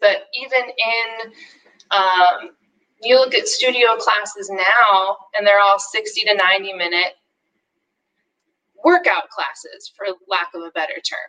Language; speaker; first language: English; native; English